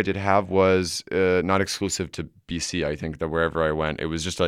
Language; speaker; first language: English; native; English